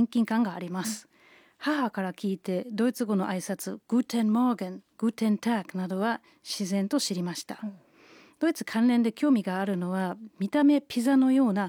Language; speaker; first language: Japanese; non-native, fluent; German